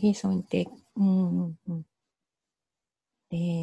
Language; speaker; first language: Korean; non-native, fluent; Japanese